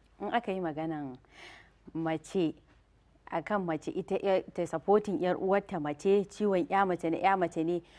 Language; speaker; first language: Hausa; native; Hausa